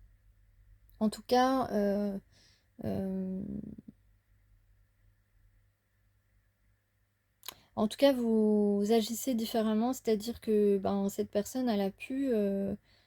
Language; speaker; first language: French; native; French